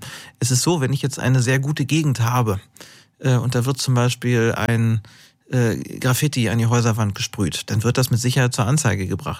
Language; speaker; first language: German; native; German